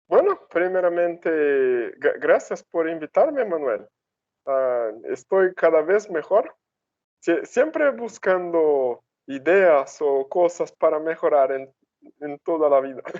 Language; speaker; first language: Spanish; non-native, fluent; Portuguese